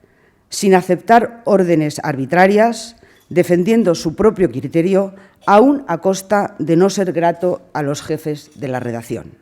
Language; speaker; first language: Spanish; native; Spanish